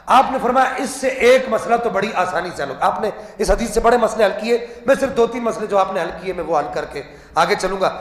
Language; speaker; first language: Urdu; non-native, local second language; Punjabi